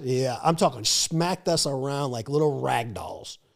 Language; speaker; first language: English; native; English